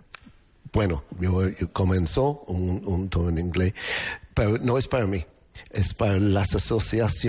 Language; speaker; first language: Spanish; non-native, learner; English